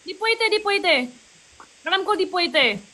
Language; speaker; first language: Filipino; non-native, learner; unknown